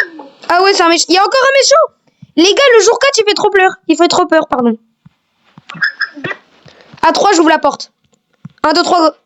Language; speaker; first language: French; native; French